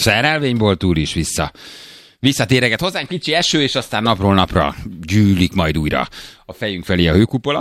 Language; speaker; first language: Hungarian; native; Hungarian